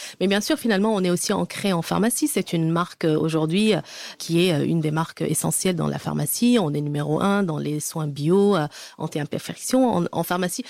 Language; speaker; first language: French; non-native, fluent; Arabic